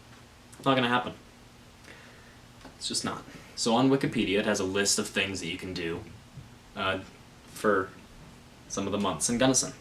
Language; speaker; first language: English; native; English